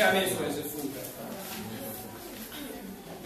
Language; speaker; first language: Chinese; native; Chinese